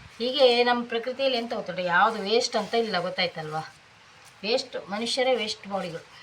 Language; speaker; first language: Kannada; non-native, local second language; Tulu